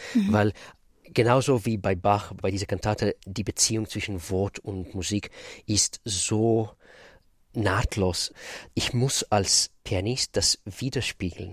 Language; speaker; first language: German; non-native, fluent; Russian